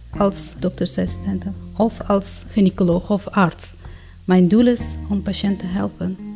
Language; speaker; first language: Dutch; non-native, fluent; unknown